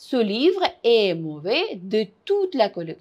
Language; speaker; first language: French; non-native, fluent; Uzbek